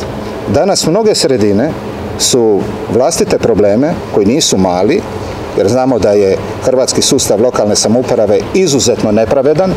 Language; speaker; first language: Serbian; native; Serbian